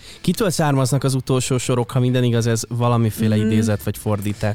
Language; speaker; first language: Hungarian; native; Hungarian